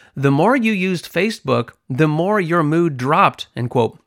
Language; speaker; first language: English; native; English